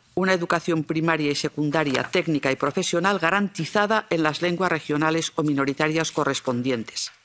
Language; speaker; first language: Spanish; non-native, local second language; Catalan